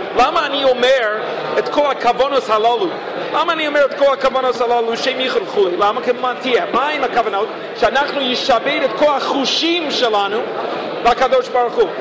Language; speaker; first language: Hebrew; non-native, fluent; English